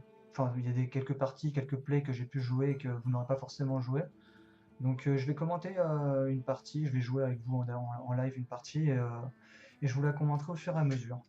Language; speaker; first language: French; native; French